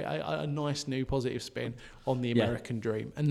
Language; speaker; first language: English; native; English